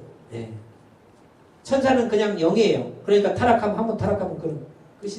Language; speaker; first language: Korean; native; Korean